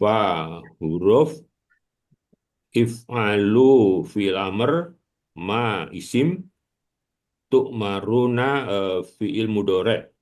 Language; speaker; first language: Arabic; non-native, learner; Indonesian